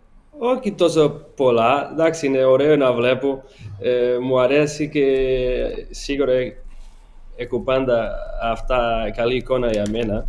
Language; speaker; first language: Greek; non-native, learner; Portuguese